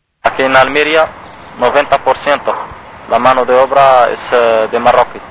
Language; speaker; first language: Spanish; non-native, learner; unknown